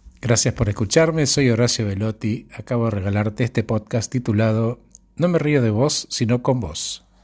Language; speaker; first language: Spanish; native; Spanish